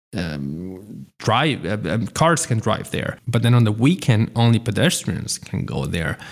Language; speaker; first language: English; non-native, fluent; Italian